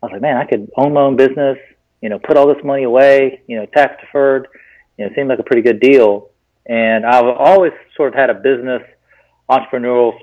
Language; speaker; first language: English; native; English